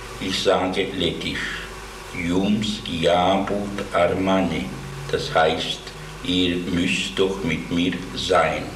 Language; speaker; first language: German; non-native, fluent; Latvian